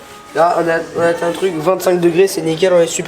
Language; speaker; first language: French; native; French